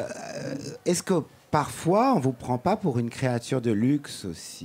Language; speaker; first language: French; native; French